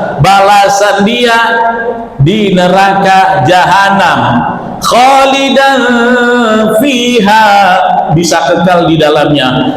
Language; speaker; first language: Indonesian; native; Indonesian